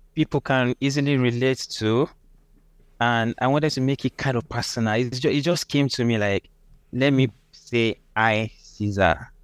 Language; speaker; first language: English; non-native, local second language; Yoruba